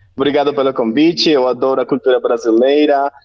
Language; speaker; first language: Portuguese; non-native, learner; Spanish